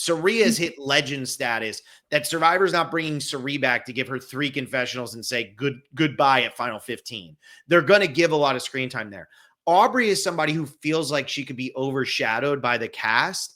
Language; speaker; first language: English; native; English